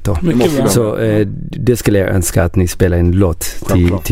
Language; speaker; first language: Swedish; non-native, learner; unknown